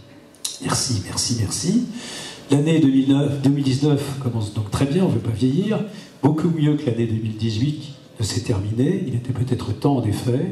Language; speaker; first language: French; native; French